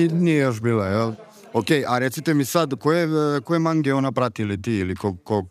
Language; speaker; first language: Serbian; native; Serbian